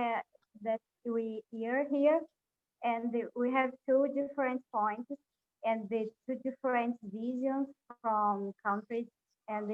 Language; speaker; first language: English; non-native, learner; Portuguese